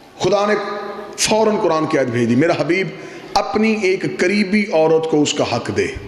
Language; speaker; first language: Urdu; non-native, local second language; Punjabi